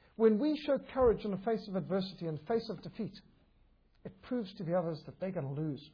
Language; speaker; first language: English; native; English